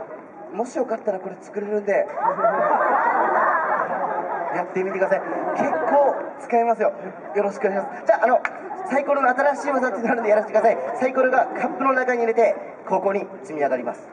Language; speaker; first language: Japanese; native; Japanese